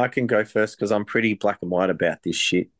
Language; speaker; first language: English; native; English